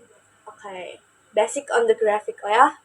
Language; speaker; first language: English; non-native, learner; Indonesian